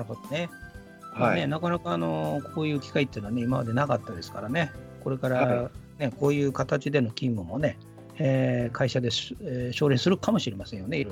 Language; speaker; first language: Japanese; native; Japanese